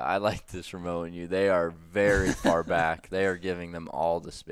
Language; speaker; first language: English; native; English